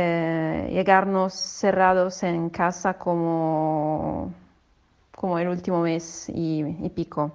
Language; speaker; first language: Spanish; non-native, fluent; Italian